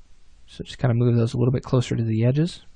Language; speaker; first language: English; native; English